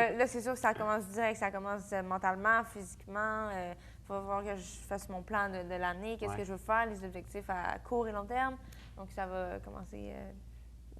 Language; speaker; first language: French; native; French